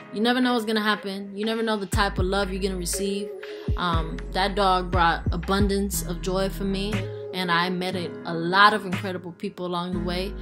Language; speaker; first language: English; early bilingual, other home language; Spanish